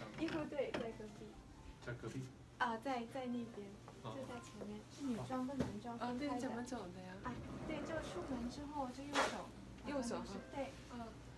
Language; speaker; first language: Chinese; native; Chinese